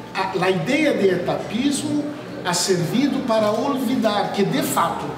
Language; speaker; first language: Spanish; non-native, fluent; Portuguese